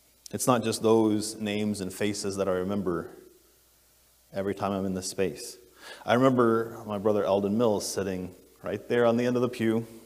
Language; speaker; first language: English; native; English